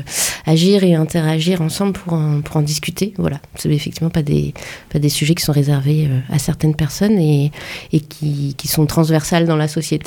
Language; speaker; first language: French; native; French